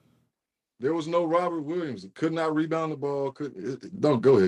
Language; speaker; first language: English; native; English